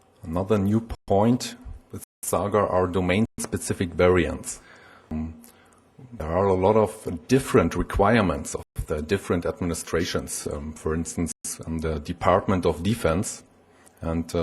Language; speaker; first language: English; non-native, fluent; German